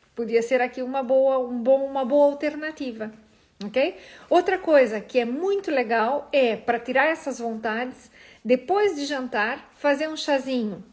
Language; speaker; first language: Portuguese; native; Portuguese